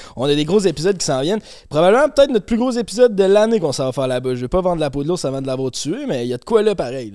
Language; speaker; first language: French; native; French